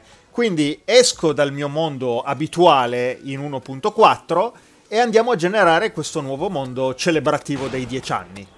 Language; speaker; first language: Italian; native; Italian